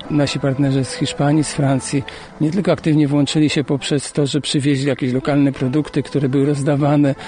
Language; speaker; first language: Polish; native; Polish